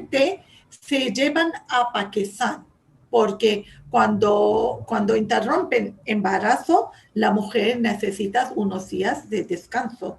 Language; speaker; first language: Spanish; non-native, fluent; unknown